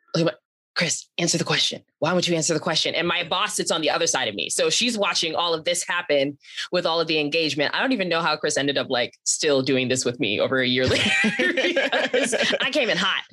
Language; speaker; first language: English; native; English